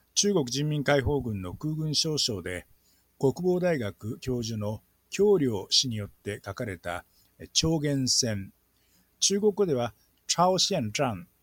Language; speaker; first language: Japanese; native; Japanese